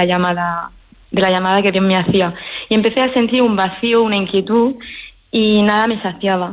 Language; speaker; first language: Spanish; early bilingual, heritage; French